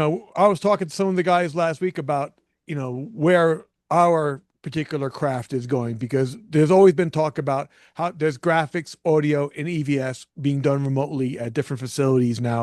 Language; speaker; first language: English; native; English